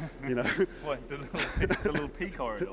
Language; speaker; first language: English; native; English